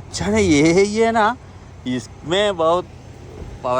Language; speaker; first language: Hindi; non-native, local second language; Malayalam